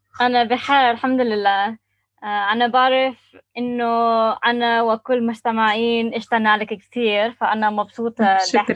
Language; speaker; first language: Arabic; non-native, learner; English